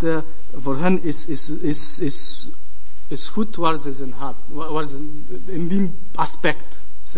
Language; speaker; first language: Dutch; non-native, learner; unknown